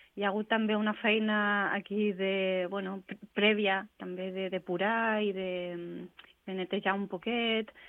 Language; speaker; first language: Catalan; non-native, local second language; Spanish